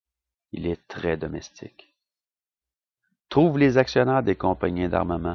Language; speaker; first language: French; native; French